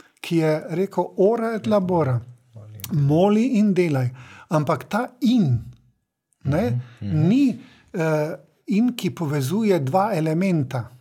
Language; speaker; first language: Slovenian; native; Slovenian